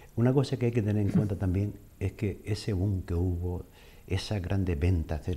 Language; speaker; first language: Spanish; native; Spanish